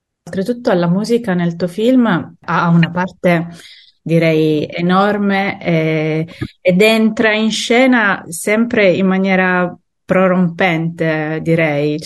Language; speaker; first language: Italian; native; Italian